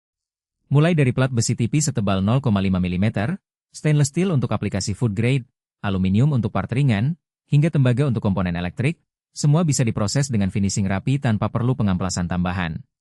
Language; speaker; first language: Indonesian; native; Indonesian